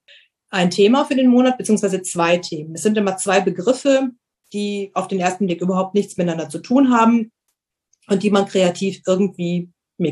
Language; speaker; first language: German; native; German